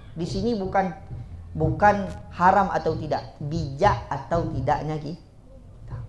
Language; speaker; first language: Malay; native; Malay